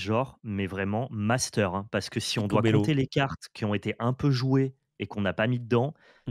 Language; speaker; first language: French; native; French